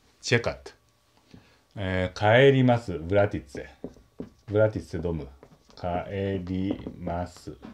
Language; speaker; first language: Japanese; non-native, learner; Czech